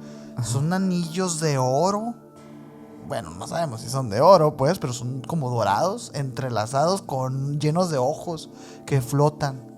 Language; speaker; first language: Spanish; native; Spanish